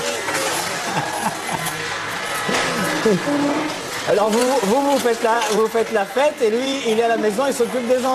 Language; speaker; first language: French; native; French